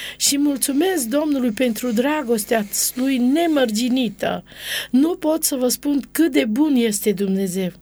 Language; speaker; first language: Romanian; non-native, local second language; Romany